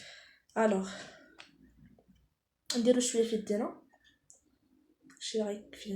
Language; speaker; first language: Arabic; native; Arabic